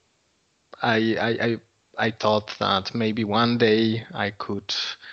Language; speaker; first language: English; non-native, fluent; Polish